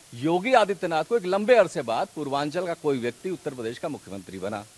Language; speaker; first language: Hindi; native; Hindi